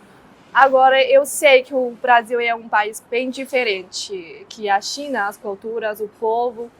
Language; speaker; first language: Portuguese; non-native, fluent; Chinese